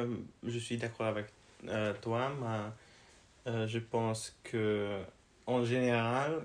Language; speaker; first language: French; non-native, learner; Hungarian